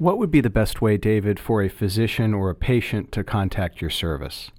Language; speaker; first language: English; native; English